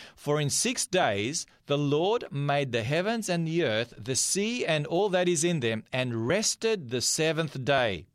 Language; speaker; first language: English; non-native, fluent; Macedonian